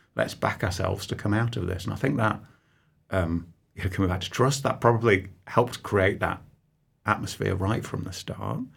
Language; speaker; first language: English; native; English